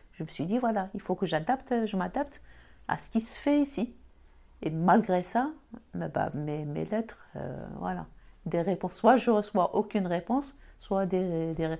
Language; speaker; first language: French; non-native, local second language; Arabic